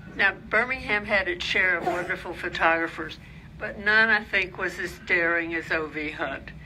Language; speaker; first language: English; native; English